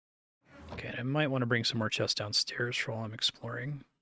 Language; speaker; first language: English; native; English